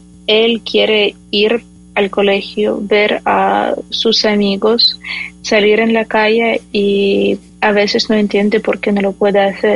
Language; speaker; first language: Spanish; non-native, fluent; Ukrainian